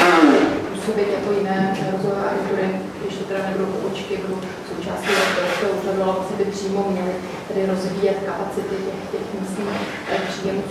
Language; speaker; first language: Czech; native; Czech